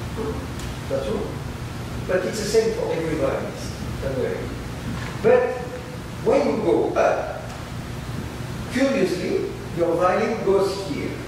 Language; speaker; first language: English; non-native, learner; French